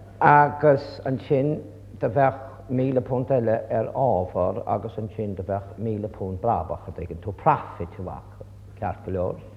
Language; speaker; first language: Irish; native; Irish